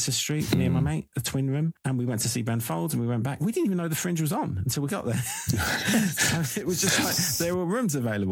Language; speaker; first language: English; native; English